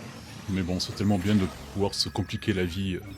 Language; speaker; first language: French; native; French